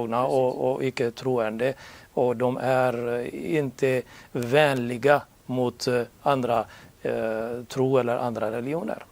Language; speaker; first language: Swedish; non-native, learner; Urdu